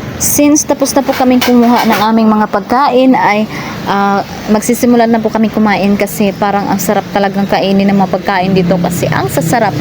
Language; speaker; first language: Filipino; non-native, local second language; Cebuano